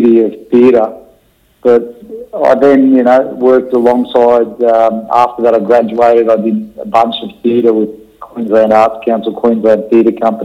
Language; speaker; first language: English; native; English